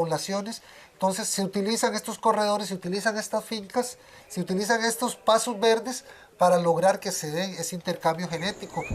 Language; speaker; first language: Spanish; native; Spanish